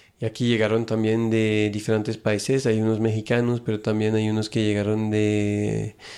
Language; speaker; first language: Spanish; non-native, fluent; French